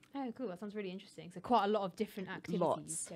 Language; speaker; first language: English; native; English